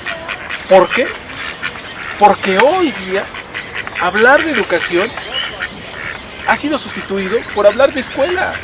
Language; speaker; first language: Spanish; native; Spanish